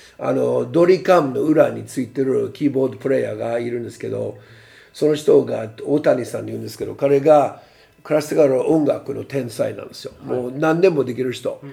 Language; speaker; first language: Japanese; non-native, fluent; English